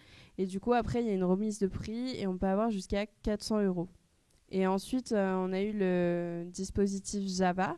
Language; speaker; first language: French; native; French